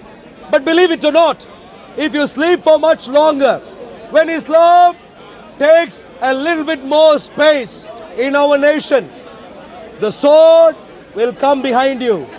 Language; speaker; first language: English; non-native, fluent; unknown